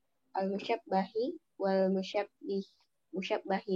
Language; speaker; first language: Arabic; non-native, learner; Indonesian